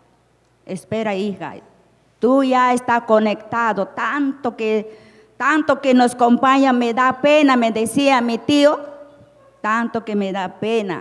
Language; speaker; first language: Spanish; non-native, local second language; Shipibo-Conibo